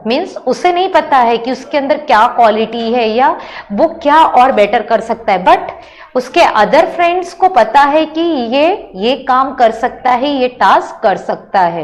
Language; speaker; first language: Hindi; native; Hindi